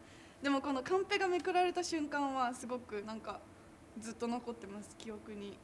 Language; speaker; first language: Japanese; native; Japanese